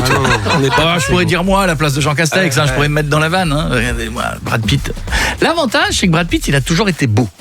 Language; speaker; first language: French; native; French